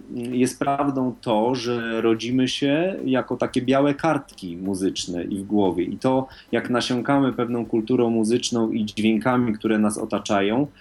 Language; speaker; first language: Polish; native; Polish